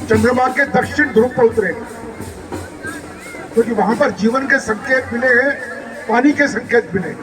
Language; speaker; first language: Hindi; native; Hindi